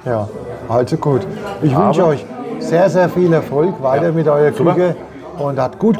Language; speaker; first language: German; native; German